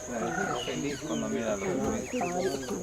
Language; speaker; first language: Spanish; non-native, learner; French